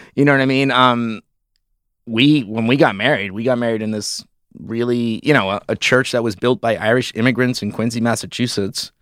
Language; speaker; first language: English; early bilingual, heritage; English